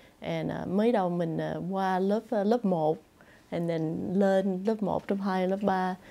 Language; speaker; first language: Vietnamese; early bilingual, heritage; Vietnamese